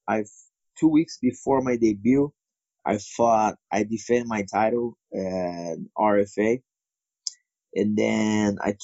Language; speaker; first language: English; non-native, fluent; Portuguese